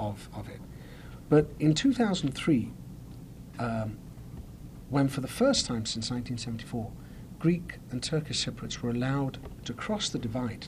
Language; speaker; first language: English; native; English